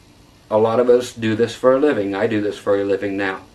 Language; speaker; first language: English; native; English